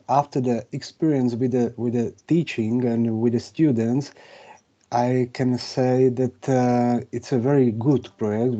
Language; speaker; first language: English; non-native, fluent; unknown